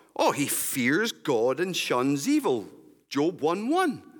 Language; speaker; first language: English; native; English